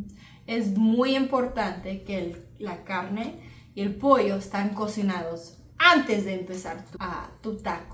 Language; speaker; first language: Spanish; early bilingual, heritage; Spanish